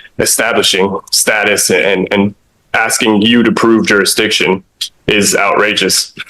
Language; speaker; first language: English; native; English